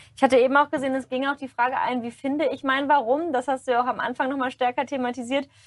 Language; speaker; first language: German; native; German